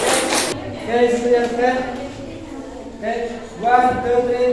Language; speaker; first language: English; non-native, learner; Indonesian